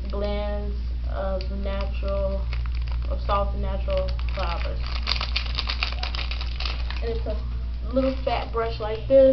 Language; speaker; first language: English; native; English